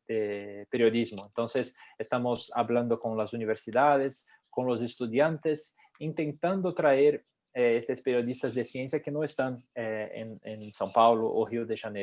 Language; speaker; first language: Spanish; non-native, fluent; Portuguese